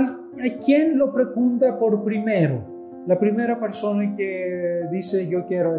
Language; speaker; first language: Spanish; non-native, fluent; Greek